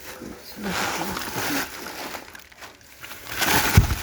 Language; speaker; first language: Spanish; non-native, fluent; Filipino